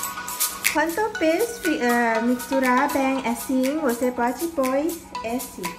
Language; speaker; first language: Portuguese; non-native, learner; Thai